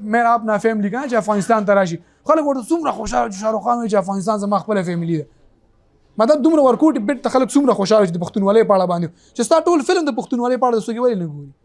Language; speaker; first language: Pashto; native; Pashto